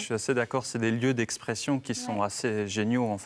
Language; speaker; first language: French; native; French